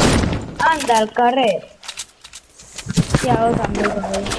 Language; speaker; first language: Catalan; non-native, local second language; Spanish